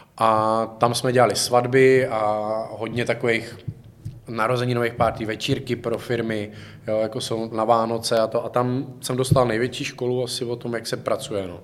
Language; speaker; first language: Czech; native; Czech